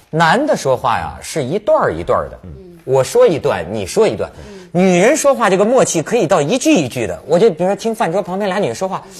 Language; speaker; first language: Chinese; native; Chinese